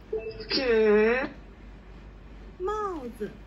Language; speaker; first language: Chinese; non-native, learner; Thai